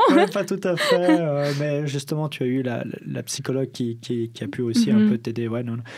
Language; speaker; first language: French; native; French